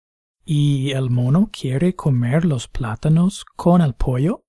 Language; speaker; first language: Spanish; non-native, fluent; English